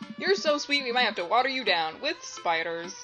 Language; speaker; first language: English; native; English